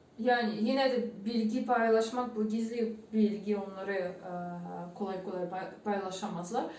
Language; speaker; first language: Turkish; non-native, fluent; Ukrainian